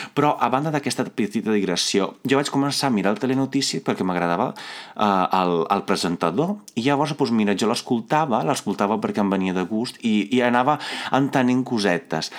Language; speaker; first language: Catalan; non-native, fluent; Italian